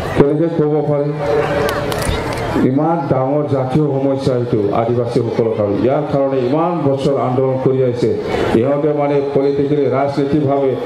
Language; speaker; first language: Assamese; non-native, local second language; Bodo